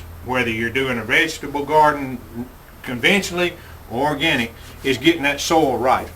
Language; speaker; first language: English; native; English